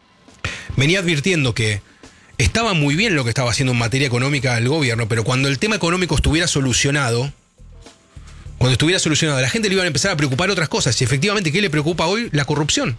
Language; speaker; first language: Spanish; native; Spanish